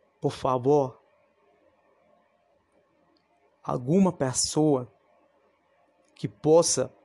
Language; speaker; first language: Portuguese; non-native, fluent; Spanish